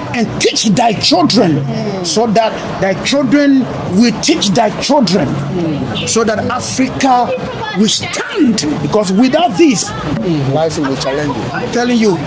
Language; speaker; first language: English; non-native, local second language; Ga